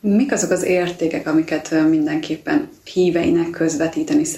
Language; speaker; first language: Hungarian; native; Hungarian